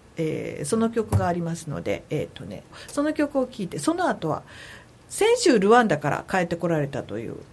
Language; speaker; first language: Japanese; native; Japanese